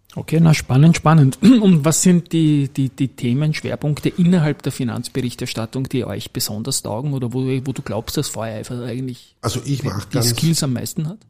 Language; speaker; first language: German; native; German